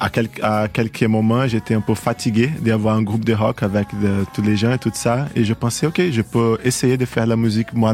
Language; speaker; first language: French; non-native, fluent; Portuguese